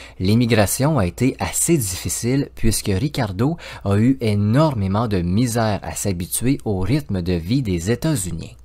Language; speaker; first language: French; native; French